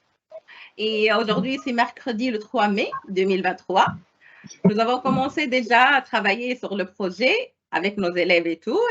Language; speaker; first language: French; non-native, local second language; Arabic